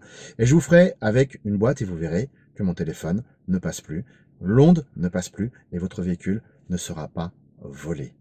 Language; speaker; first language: French; native; French